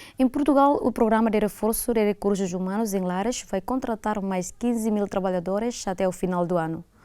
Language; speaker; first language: Portuguese; non-native, local second language; Tetum